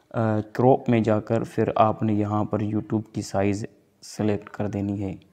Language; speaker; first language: Urdu; non-native, local second language; Sindhi